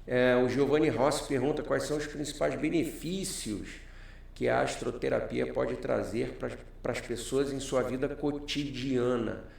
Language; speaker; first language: Portuguese; native; Portuguese